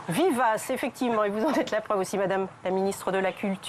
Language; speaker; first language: French; native; French